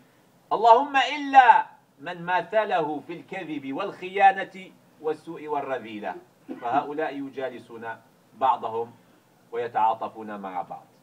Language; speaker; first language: Arabic; native; Arabic